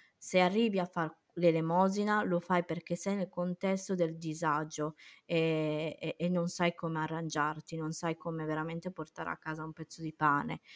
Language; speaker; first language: Italian; early bilingual, other home language; Romany